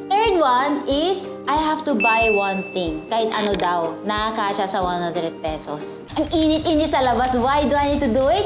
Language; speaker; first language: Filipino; non-native, fluent; Korean